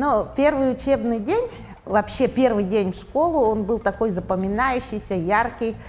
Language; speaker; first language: Russian; native; Russian